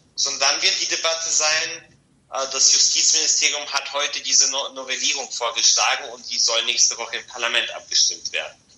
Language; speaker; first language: German; non-native, fluent; Bulgarian